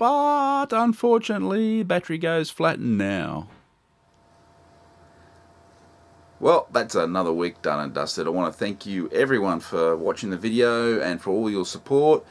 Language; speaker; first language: English; native; English